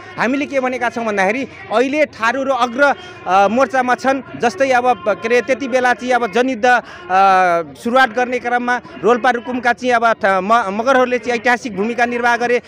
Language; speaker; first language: Nepali; non-native, local second language; Dangaura Tharu